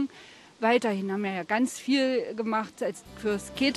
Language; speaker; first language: German; native; German